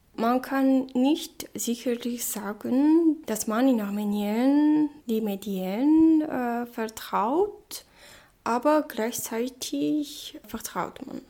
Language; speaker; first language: German; non-native, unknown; Armenian